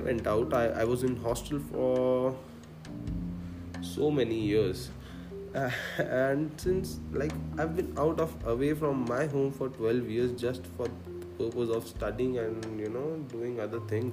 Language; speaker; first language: English; non-native, local second language; Hindi